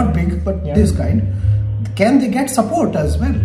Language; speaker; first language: English; non-native, local second language; Hindi